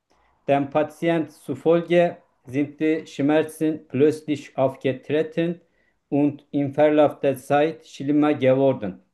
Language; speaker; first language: German; non-native, learner; Turkish